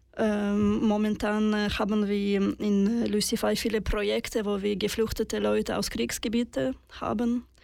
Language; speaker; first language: German; non-native, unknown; Russian